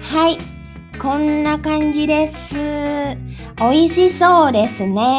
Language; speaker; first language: Japanese; non-native, fluent; Indonesian